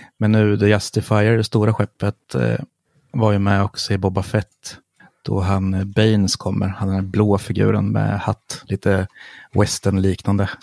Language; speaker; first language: Swedish; native; Swedish